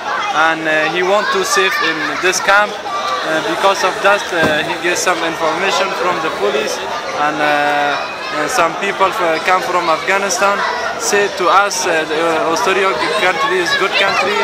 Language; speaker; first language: English; non-native, learner; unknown